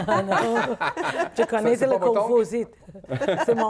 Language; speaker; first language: French; non-native, learner; Chinese